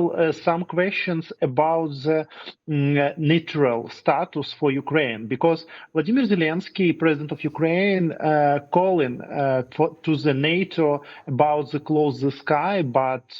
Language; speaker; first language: English; non-native, learner; Ukrainian